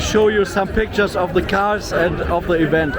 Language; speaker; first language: English; non-native, learner; German